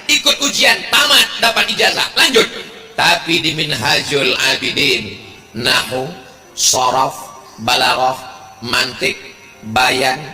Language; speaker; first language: Indonesian; native; Indonesian